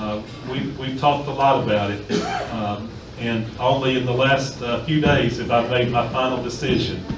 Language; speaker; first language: English; native; English